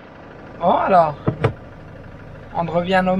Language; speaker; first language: French; native; French